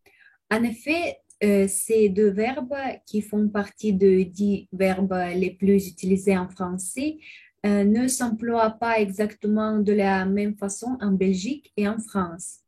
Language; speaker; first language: French; non-native, fluent; Russian